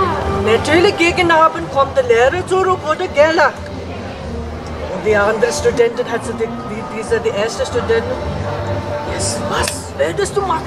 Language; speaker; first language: German; non-native, learner; Tibetan